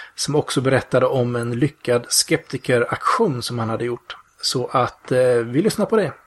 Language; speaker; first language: Swedish; native; Swedish